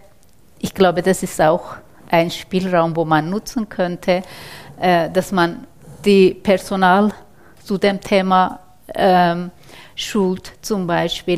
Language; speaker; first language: German; non-native, fluent; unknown